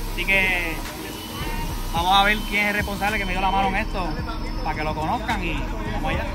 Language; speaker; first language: Spanish; native; Spanish